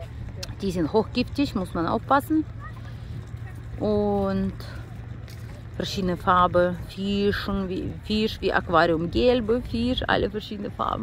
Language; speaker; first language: German; non-native, learner; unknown